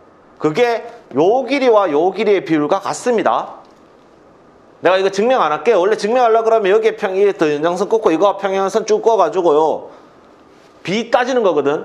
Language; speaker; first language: Korean; native; Korean